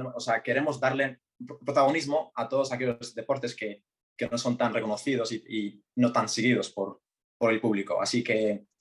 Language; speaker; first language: Spanish; early bilingual, other home language; Arabic